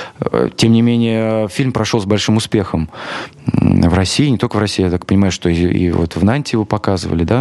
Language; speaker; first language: Russian; native; Russian